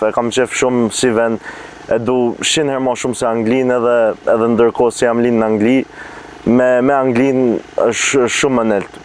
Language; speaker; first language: Albanian; early bilingual, heritage; Albanian